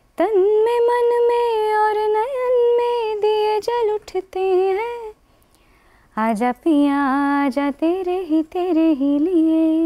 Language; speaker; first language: Hindi; non-native, local second language; Bangla